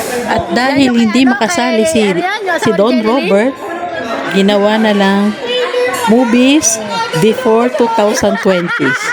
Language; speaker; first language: Filipino; native; Filipino